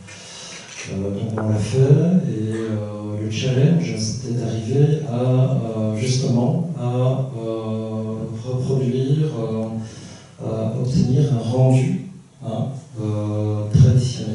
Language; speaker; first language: French; early bilingual, other home language; Korean